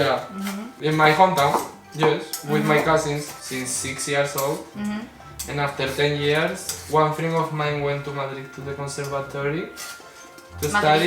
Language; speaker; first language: English; non-native, learner; Spanish